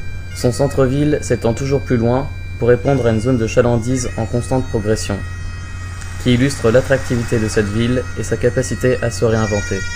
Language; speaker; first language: French; native; French